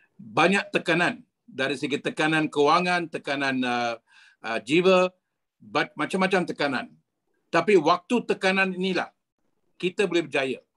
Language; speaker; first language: Malay; non-native, local second language; Tamil